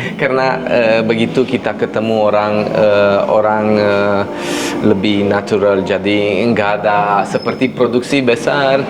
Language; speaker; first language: Indonesian; non-native, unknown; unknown